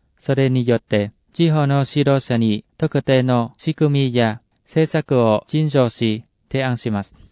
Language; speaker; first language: Japanese; non-native, fluent; Vietnamese